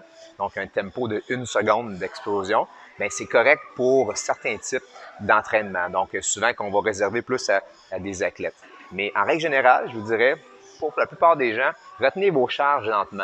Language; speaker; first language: French; native; French